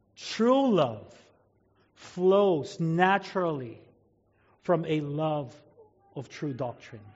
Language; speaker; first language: English; non-native, local second language; Filipino